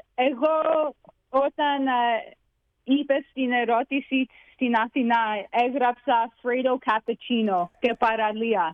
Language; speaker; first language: Greek; early bilingual, heritage; Greek